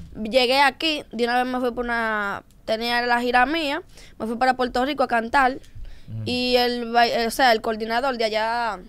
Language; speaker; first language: Spanish; native; Spanish